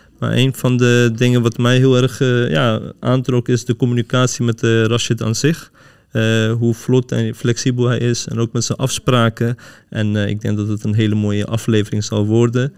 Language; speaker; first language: Dutch; early bilingual, other home language; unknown